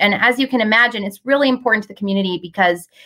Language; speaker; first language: English; native; English